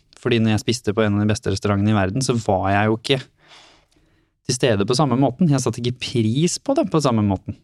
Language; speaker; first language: Norwegian; native; Norwegian